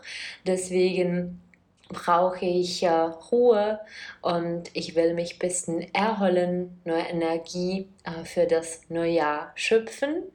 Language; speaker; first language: German; non-native, fluent; Czech